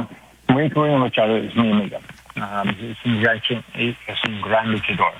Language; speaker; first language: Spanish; non-native, learner; English